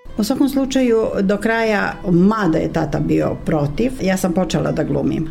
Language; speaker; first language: Serbian; non-native, local second language; Romanian